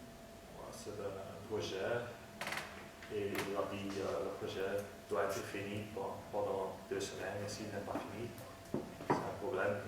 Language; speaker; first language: French; non-native, learner; Dutch